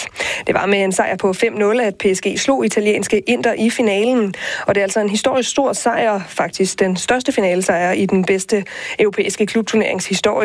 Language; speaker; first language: Danish; native; Danish